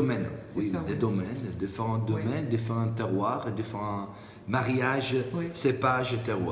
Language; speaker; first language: French; non-native, learner; Italian